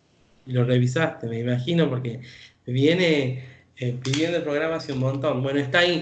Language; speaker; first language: Spanish; native; Spanish